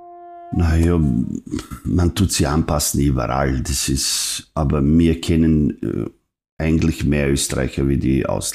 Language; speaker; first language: German; non-native, fluent; Serbian